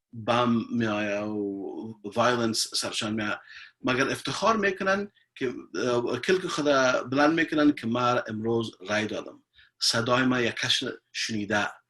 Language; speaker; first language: Persian; early bilingual, heritage; Persian